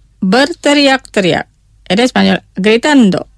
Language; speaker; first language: Spanish; non-native, fluent; Indonesian